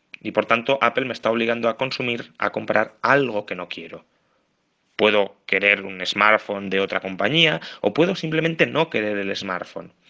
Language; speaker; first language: Spanish; native; Spanish